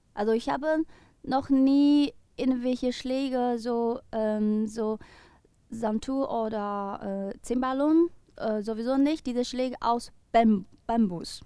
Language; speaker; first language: German; non-native, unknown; Chinese